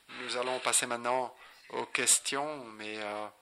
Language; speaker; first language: French; non-native, fluent; Spanish